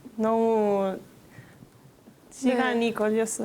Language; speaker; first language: Korean; non-native, learner; Spanish